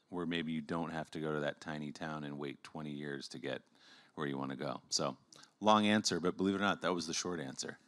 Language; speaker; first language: English; native; English